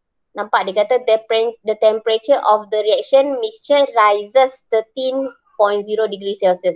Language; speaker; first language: English; non-native, local second language; Malay